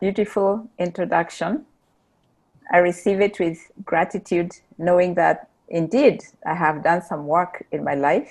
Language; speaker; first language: English; non-native, local second language; Meru